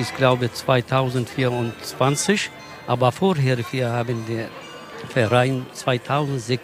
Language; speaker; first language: German; non-native, learner; Kurdish